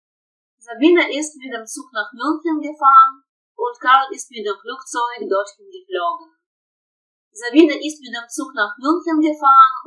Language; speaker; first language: German; non-native, fluent; Russian